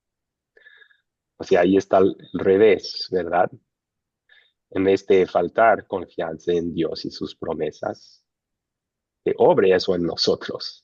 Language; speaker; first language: Spanish; non-native, fluent; English